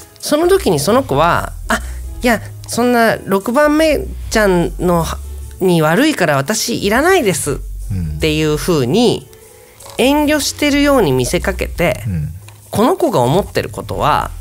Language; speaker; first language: Japanese; native; Japanese